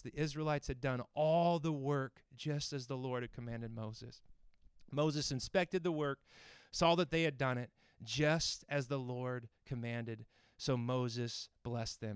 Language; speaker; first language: English; native; English